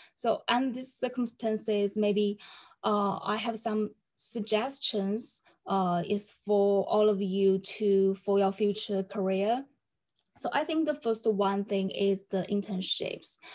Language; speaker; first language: English; non-native, fluent; Chinese